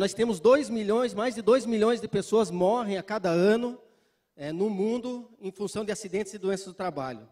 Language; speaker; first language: Portuguese; native; Portuguese